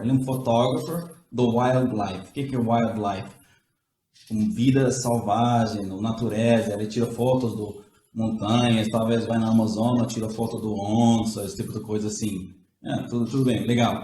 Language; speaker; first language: Portuguese; non-native, fluent; English